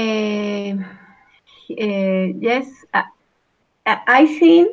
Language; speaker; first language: English; non-native, learner; Spanish